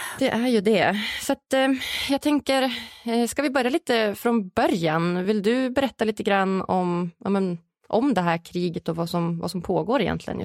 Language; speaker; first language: Swedish; native; Swedish